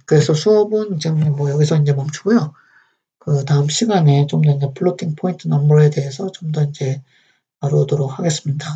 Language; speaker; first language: Korean; native; Korean